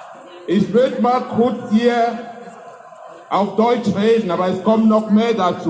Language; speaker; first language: German; non-native, fluent; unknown